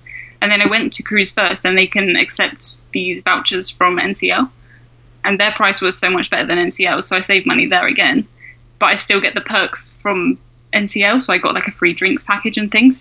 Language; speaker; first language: English; native; English